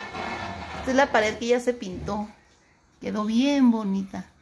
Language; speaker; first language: Spanish; native; Spanish